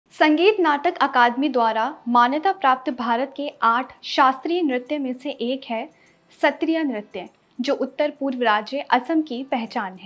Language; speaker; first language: Hindi; native; Hindi